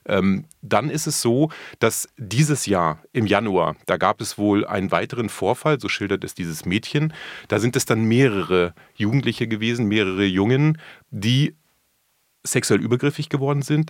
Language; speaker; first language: German; native; German